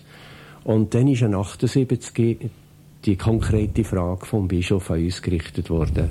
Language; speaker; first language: German; native; German